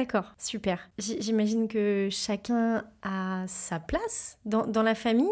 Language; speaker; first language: French; native; French